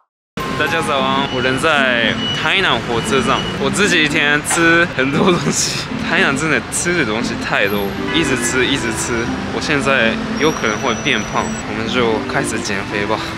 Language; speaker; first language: Chinese; early bilingual, heritage; Japanese